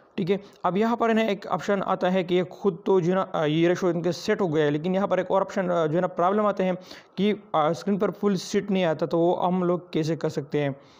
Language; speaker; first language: Urdu; non-native, local second language; Pashto